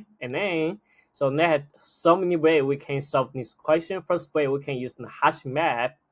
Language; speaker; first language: English; non-native, fluent; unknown